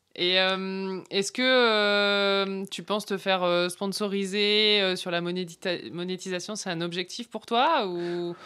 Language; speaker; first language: French; native; French